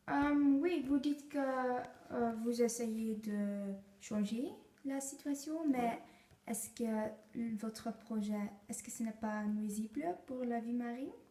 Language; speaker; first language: French; non-native, learner; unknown